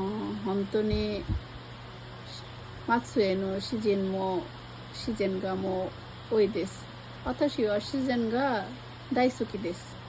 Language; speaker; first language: Japanese; non-native, learner; Bangla